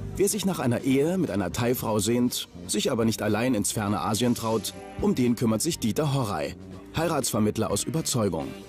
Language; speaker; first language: German; native; German